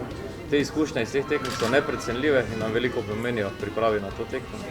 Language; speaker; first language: Slovenian; native; Slovenian